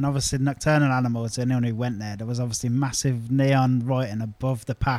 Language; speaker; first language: English; native; English